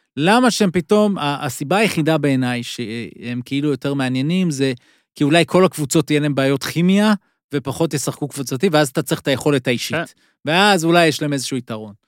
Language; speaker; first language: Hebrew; native; Hebrew